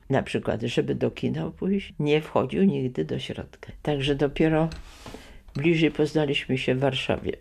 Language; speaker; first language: Polish; native; Polish